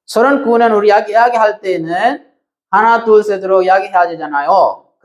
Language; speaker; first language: Korean; non-native, fluent; Sinhala